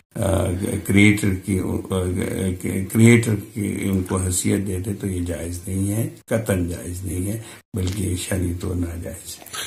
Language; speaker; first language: Hindi; non-native, local second language; Kashmiri